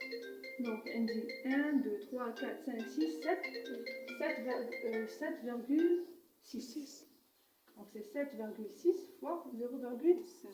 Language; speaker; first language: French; non-native, local second language; Arabic